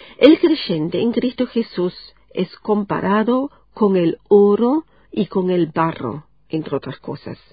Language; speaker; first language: Spanish; non-native, fluent; German